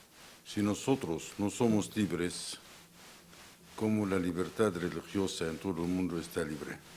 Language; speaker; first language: Spanish; non-native, fluent; Arabic